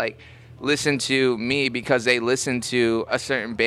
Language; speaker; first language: English; native; English